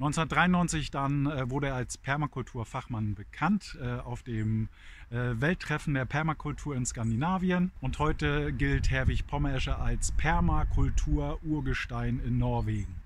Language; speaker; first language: German; native; German